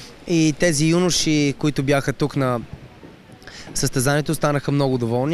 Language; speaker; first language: Bulgarian; native; Bulgarian